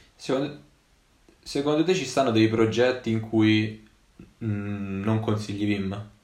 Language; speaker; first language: Italian; native; Italian